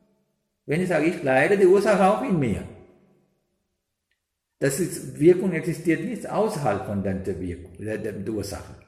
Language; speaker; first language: German; non-native, learner; Sinhala